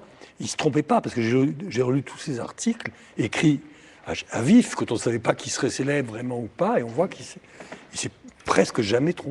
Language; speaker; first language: French; native; French